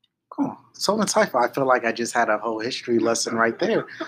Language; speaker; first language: English; native; English